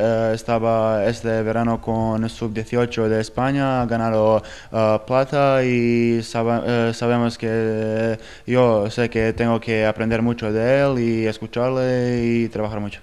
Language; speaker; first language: Spanish; non-native, fluent; Bosnian